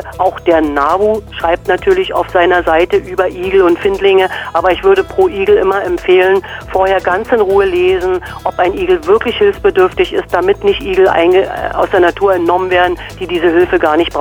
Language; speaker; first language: German; native; German